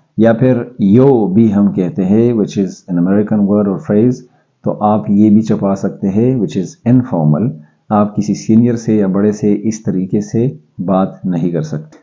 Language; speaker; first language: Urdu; non-native, local second language; Pashto